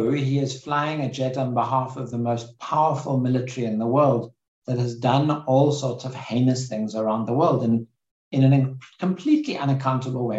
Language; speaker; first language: English; native; English